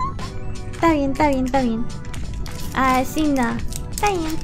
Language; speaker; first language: Spanish; early bilingual, heritage; Spanish